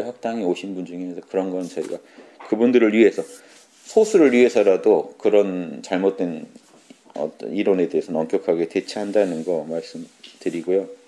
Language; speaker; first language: Korean; native; Korean